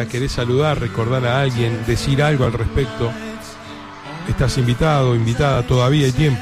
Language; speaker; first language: Spanish; native; Spanish